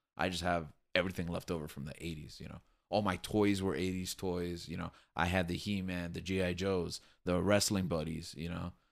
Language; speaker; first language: English; native; English